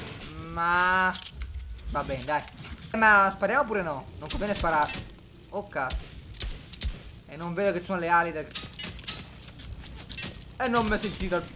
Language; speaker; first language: Italian; native; Italian